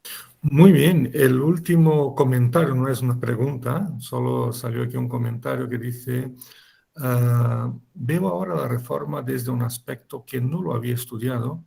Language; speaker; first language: Spanish; non-native, fluent; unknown